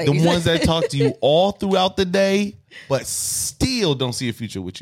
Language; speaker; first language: English; native; English